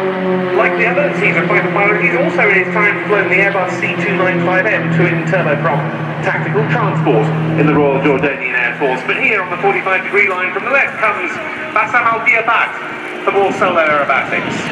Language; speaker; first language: English; native; English